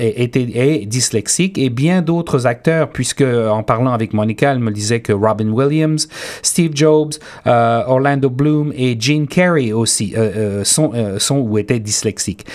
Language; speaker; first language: French; native; French